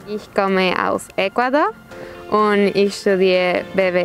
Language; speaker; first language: German; non-native, fluent; Spanish